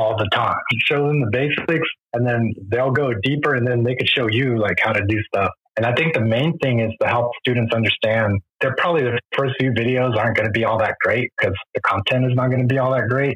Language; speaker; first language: English; non-native, fluent; Spanish